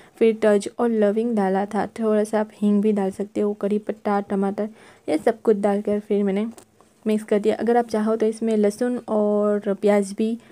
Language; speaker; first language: Hindi; non-native, local second language; Gujarati